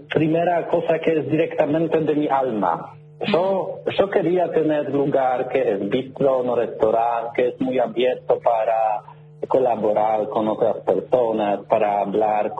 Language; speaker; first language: Spanish; non-native, learner; Polish